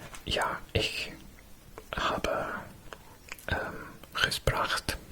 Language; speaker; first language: German; non-native, learner; English